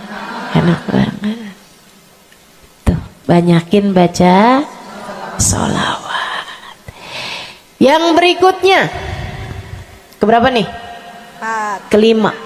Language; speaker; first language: Indonesian; native; Indonesian